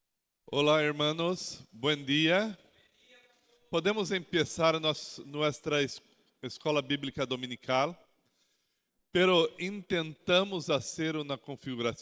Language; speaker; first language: Spanish; non-native, learner; Portuguese